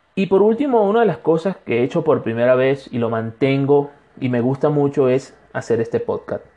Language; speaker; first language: Spanish; native; Spanish